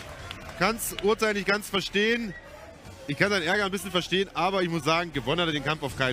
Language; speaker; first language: German; native; German